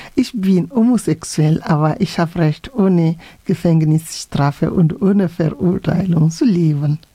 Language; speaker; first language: German; non-native, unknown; French